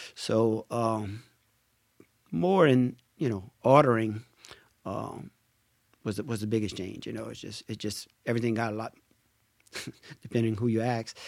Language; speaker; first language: English; native; English